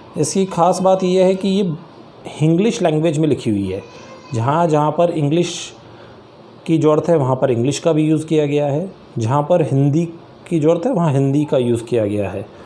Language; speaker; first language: Hindi; native; Hindi